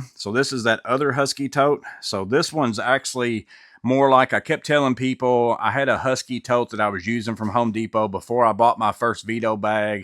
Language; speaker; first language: English; native; English